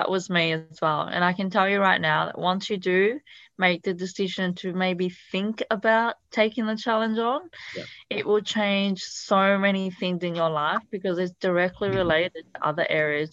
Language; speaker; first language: English; non-native, fluent; Italian